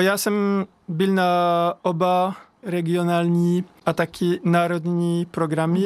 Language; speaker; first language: Czech; non-native, learner; French